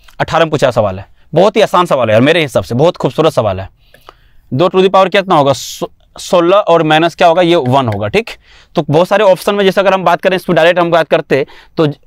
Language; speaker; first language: Hindi; native; Hindi